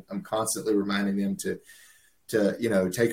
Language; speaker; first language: English; native; English